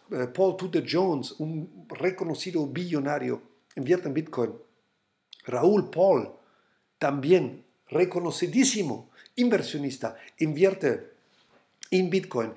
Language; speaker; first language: Spanish; non-native, fluent; German